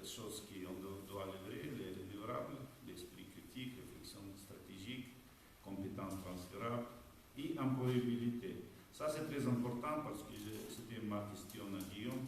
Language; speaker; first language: French; non-native, fluent; Romanian